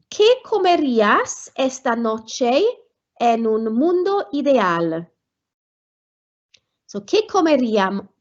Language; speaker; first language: Spanish; non-native, fluent; Welsh